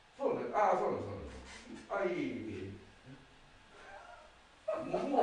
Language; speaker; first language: Japanese; native; Japanese